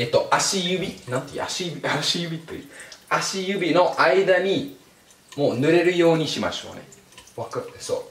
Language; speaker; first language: Japanese; non-native, fluent; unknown